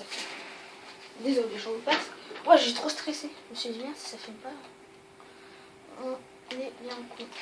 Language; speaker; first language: French; native; French